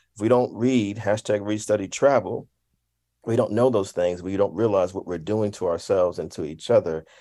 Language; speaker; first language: English; native; English